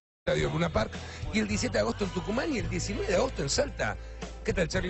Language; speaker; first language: Spanish; native; Spanish